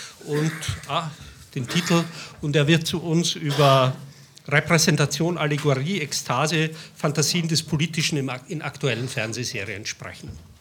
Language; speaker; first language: German; native; German